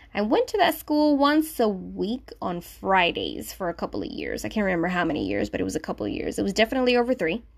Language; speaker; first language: English; non-native, fluent; Spanish